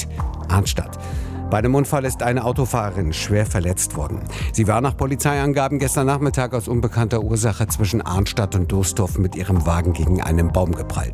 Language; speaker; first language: German; native; German